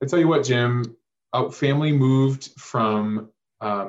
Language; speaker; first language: English; native; English